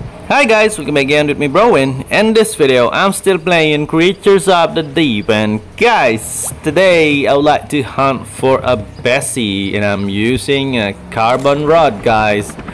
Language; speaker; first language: English; non-native, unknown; Indonesian